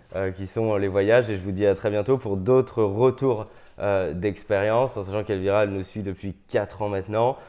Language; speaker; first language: French; native; French